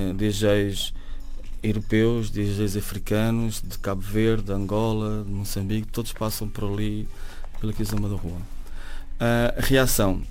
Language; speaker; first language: Portuguese; native; Portuguese